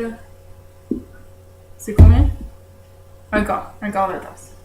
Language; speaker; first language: French; native; French